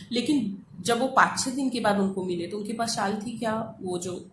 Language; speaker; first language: Hindi; non-native, local second language; Marathi